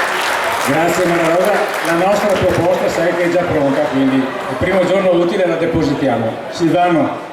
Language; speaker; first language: Italian; native; Italian